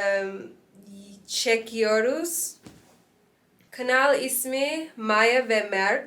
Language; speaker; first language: Turkish; non-native, learner; English